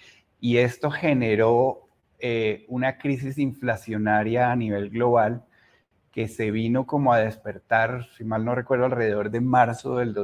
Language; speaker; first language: Spanish; native; Spanish